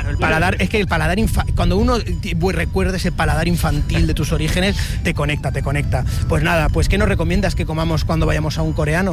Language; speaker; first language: Spanish; native; Spanish